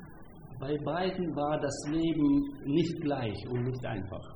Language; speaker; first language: German; non-native, fluent; Hungarian